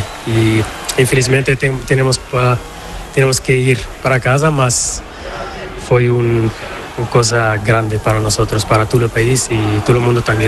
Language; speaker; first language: Spanish; non-native, learner; Portuguese